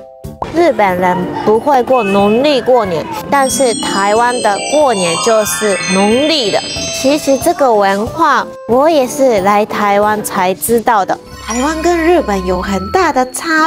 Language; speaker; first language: Chinese; non-native, fluent; Japanese